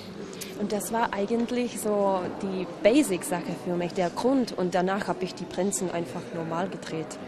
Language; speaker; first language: German; non-native, fluent; Czech